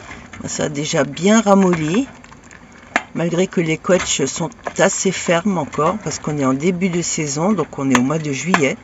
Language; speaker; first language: French; native; French